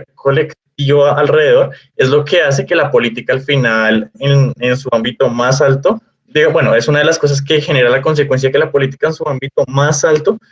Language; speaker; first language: Spanish; native; Spanish